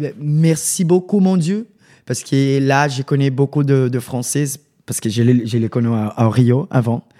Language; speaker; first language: French; non-native, learner; Portuguese